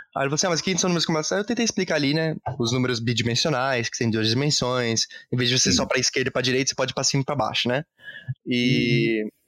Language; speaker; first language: Portuguese; native; Portuguese